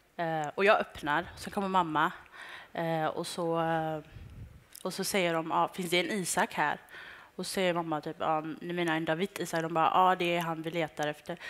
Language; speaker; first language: Swedish; early bilingual, other home language; Tigrinya